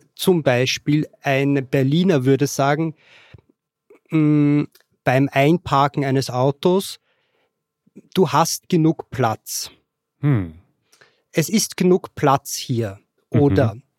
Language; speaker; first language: German; native; German